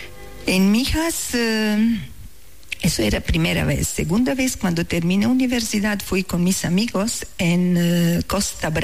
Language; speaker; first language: Spanish; non-native, learner; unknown